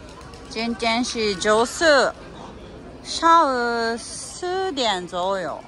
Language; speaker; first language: Chinese; non-native, learner; Japanese